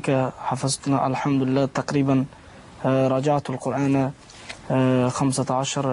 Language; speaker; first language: Arabic; non-native, learner; Tajik